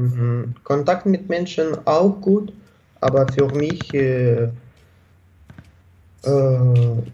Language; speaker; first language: German; non-native, learner; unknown